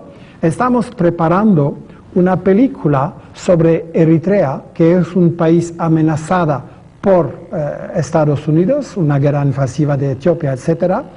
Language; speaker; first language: Spanish; non-native, fluent; French